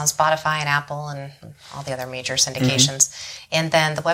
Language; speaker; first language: English; native; English